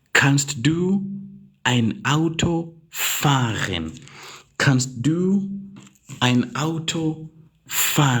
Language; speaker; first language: German; non-native, learner; English